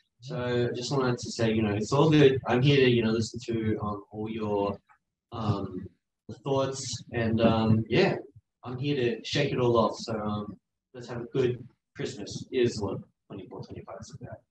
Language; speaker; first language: English; early bilingual, other home language; Korean